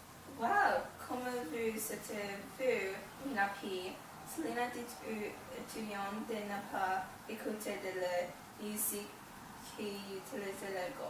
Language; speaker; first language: French; non-native, learner; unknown